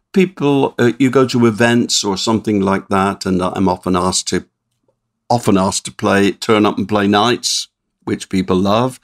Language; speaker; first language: English; native; English